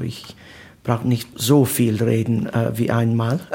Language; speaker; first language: German; non-native, learner; Italian